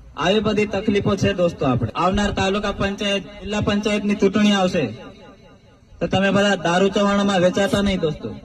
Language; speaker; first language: Gujarati; non-native, local second language; Bhili